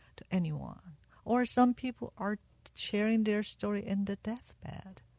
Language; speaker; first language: English; non-native, fluent; Korean